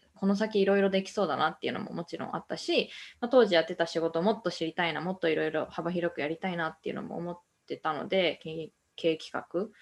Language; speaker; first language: Japanese; native; Japanese